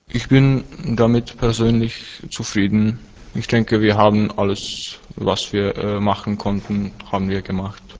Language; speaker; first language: German; non-native, fluent; Czech